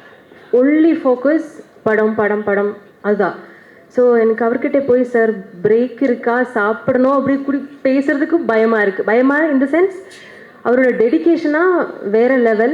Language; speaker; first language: Tamil; non-native, learner; Malayalam